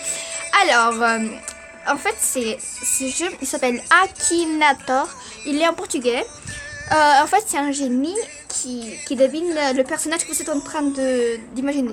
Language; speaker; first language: French; early bilingual, other home language; Portuguese